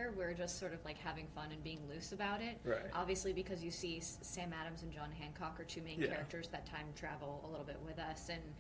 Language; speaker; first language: English; native; English